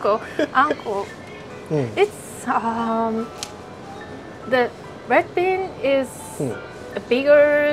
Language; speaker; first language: English; non-native, learner; Japanese